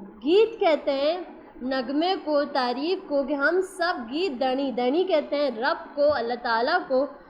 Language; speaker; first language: Urdu; native; Urdu